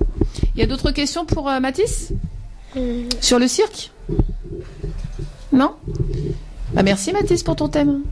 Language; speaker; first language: French; native; French